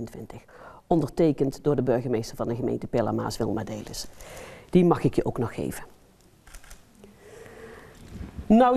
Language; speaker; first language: Dutch; native; Dutch